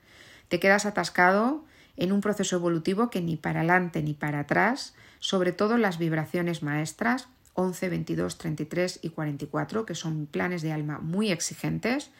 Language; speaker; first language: Spanish; native; Spanish